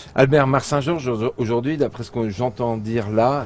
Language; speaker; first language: French; native; French